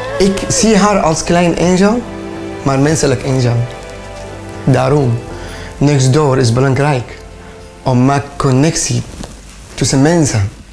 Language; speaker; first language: Dutch; non-native, learner; Arabic